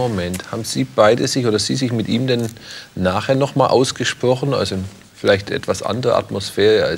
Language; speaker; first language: German; native; German